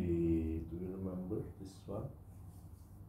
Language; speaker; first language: English; non-native, fluent; Turkish